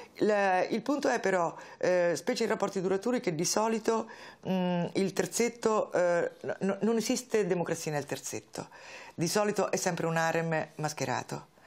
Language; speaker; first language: Italian; native; Italian